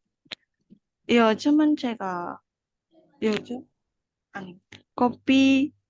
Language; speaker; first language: Korean; non-native, learner; Indonesian